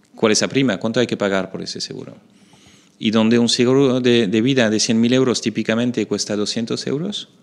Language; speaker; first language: Spanish; non-native, fluent; French